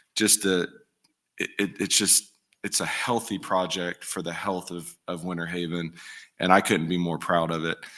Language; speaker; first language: English; native; English